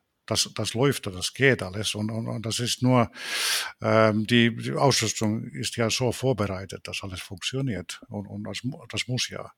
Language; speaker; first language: German; non-native, fluent; Finnish